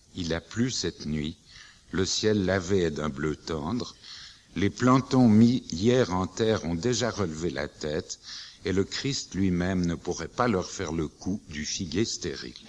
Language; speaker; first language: French; native; French